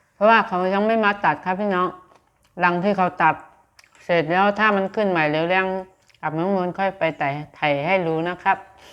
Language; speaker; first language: Thai; native; Thai